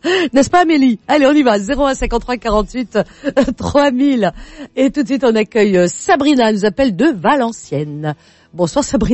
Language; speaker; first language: French; native; French